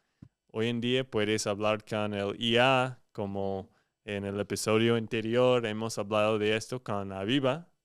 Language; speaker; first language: Spanish; non-native, fluent; English